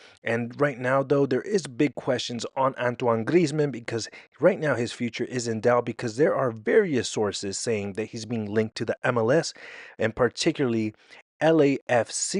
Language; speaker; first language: English; native; English